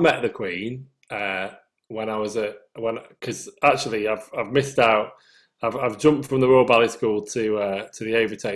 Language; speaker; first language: English; native; English